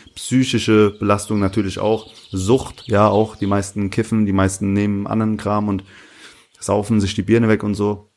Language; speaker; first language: German; early bilingual, other home language; Turkish